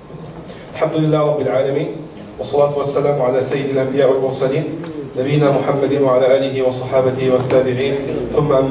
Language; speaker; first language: Arabic; non-native, fluent; Italian